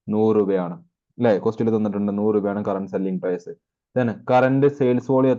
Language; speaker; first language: Malayalam; native; Malayalam